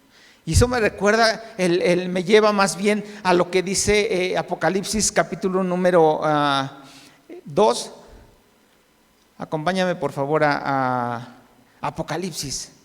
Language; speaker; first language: Spanish; native; Spanish